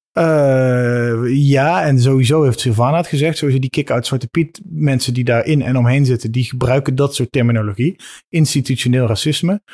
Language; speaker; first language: Dutch; native; Dutch